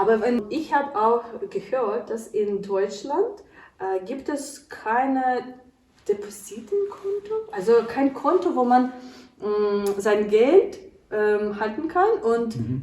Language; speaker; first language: German; non-native, learner; Ukrainian